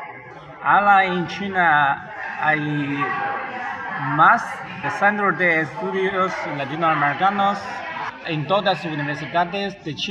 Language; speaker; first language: Spanish; non-native, fluent; Chinese